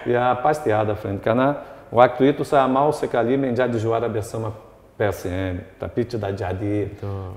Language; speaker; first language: Indonesian; non-native, fluent; Portuguese